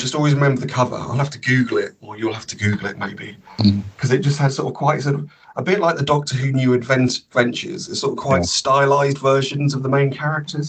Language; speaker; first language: English; native; English